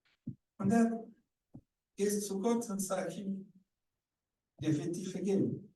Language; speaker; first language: German; non-native, learner; Rundi